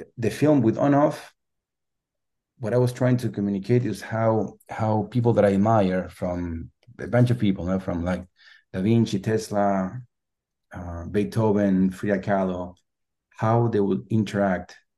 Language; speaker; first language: English; non-native, fluent; Spanish